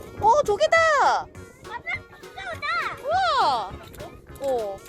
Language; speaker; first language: Korean; native; Korean